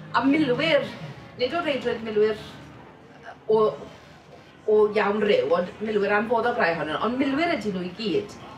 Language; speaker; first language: Welsh; native; Welsh